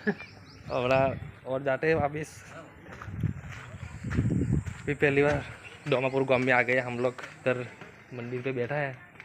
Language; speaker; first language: Hindi; non-native, local second language; Gujarati